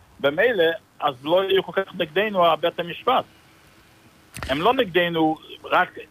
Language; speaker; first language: Hebrew; non-native, learner; English